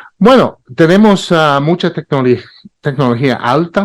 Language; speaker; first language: Spanish; non-native, fluent; English